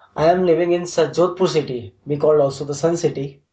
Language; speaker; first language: English; non-native, local second language; Hindi